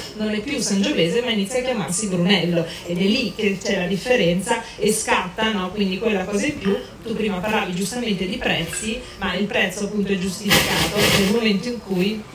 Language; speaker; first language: Italian; native; Italian